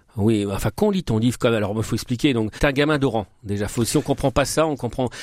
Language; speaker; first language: French; native; French